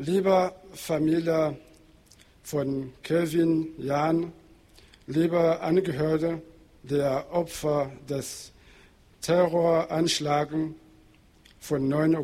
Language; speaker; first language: German; non-native, fluent; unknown